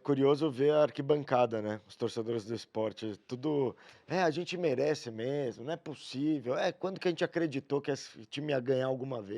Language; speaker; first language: Portuguese; native; Portuguese